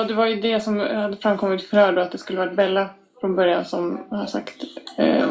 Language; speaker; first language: Swedish; native; Swedish